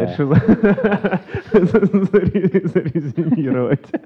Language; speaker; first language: Russian; native; Russian